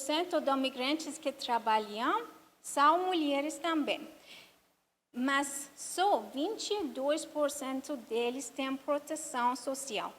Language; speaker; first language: Portuguese; non-native, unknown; Persian